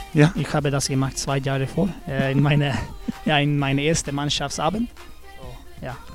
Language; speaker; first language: German; non-native, learner; Swedish